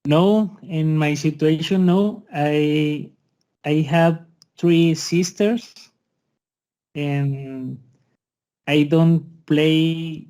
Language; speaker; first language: English; non-native, learner; Spanish